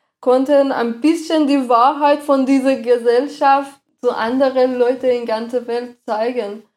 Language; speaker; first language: German; non-native, fluent; Persian